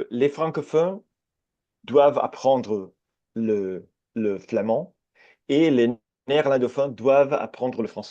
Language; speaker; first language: French; non-native, fluent; Italian